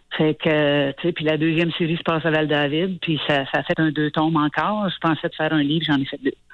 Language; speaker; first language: French; native; French